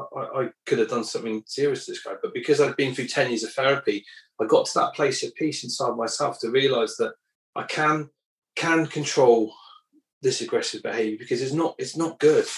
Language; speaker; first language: English; native; English